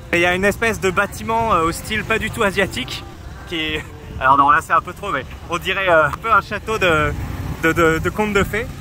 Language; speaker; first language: French; native; French